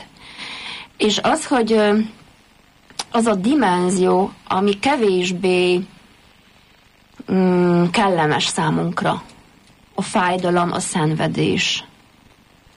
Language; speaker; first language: Hungarian; non-native, fluent; Polish